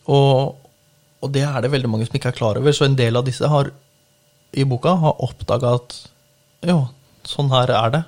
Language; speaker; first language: Norwegian; native; Norwegian